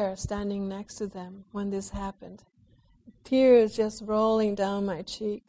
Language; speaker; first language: English; non-native, fluent; Japanese